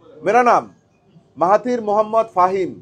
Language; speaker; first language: Hindi; non-native, learner; Bangla